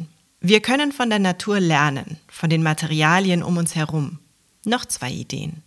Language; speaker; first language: German; native; German